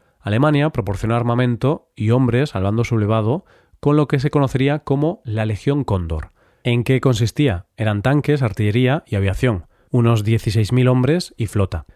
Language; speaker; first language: Spanish; native; Spanish